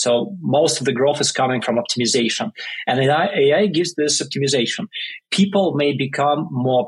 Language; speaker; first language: English; non-native, fluent; Russian